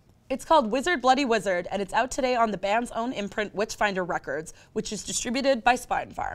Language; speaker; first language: English; native; English